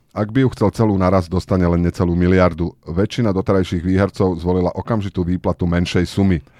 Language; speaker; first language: Slovak; native; Slovak